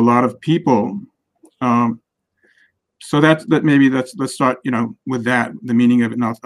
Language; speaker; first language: English; native; English